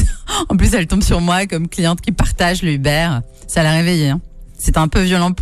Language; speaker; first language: French; native; French